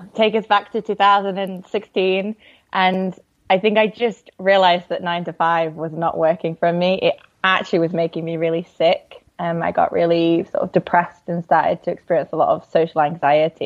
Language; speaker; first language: English; native; English